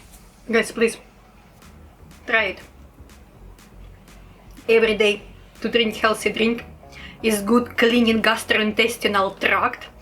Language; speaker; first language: English; non-native, learner; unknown